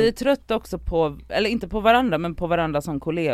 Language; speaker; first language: Swedish; native; Swedish